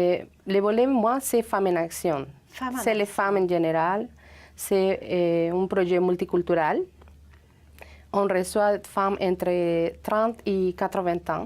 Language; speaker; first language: French; non-native, fluent; Spanish